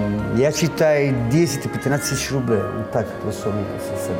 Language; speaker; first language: Russian; non-native, learner; Italian